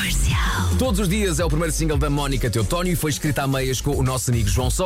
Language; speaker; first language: Portuguese; native; Portuguese